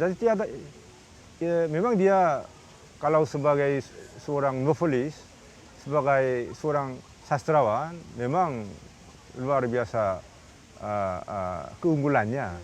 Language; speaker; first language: Indonesian; non-native, fluent; Korean